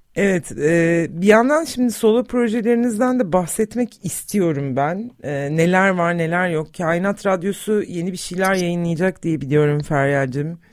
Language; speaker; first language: Turkish; native; Turkish